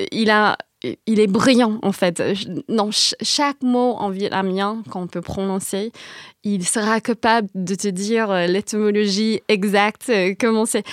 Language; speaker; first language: French; non-native, fluent; English